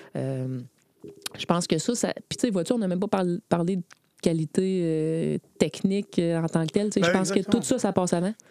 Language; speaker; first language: French; native; French